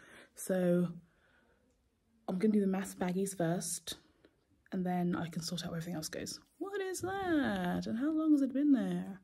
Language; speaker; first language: English; native; English